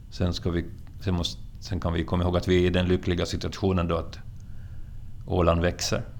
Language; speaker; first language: Swedish; native; Swedish